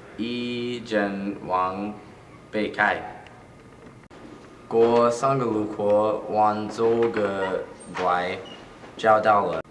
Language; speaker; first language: Chinese; non-native, learner; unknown